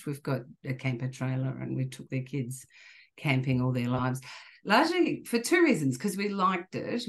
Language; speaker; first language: English; native; English